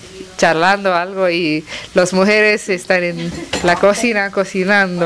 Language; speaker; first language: Spanish; non-native, learner; Tamil